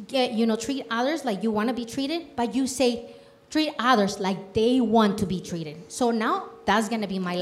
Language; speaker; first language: English; non-native, fluent; Spanish